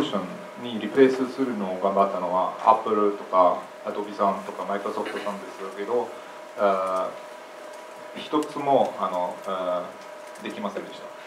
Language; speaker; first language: Japanese; non-native, fluent; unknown